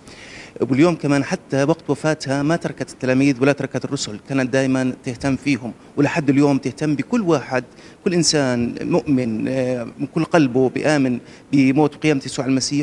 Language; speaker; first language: Arabic; native; Arabic